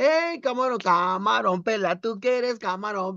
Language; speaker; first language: Spanish; non-native, learner; English